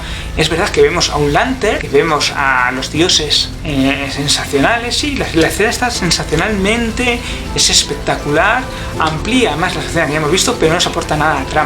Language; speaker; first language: Spanish; native; Spanish